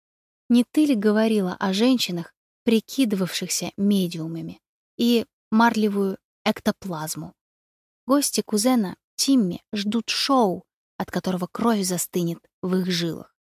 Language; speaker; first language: Russian; native; Russian